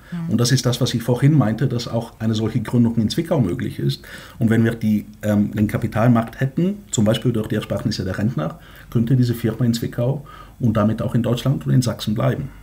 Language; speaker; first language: German; non-native, fluent; Bulgarian